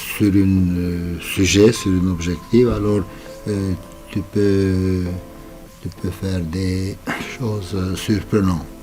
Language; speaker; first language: French; non-native, fluent; Romanian